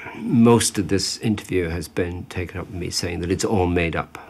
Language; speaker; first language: English; native; English